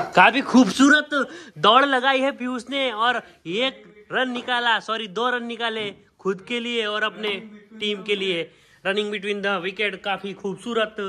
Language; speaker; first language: Hindi; non-native, local second language; Marathi